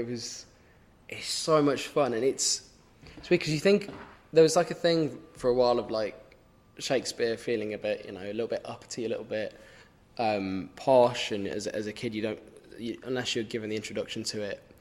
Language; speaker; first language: English; native; English